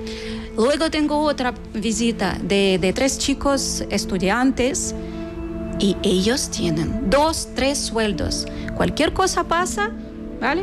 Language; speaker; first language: Spanish; non-native, fluent; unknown